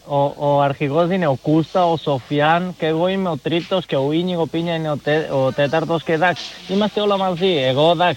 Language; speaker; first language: Greek; non-native, learner; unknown